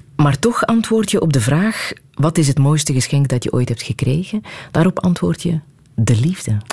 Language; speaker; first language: Dutch; native; Dutch